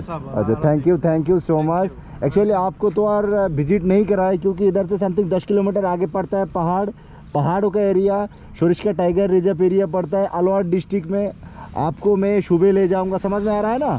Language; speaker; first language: Hindi; native; Hindi